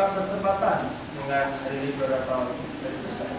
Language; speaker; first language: Indonesian; native; Indonesian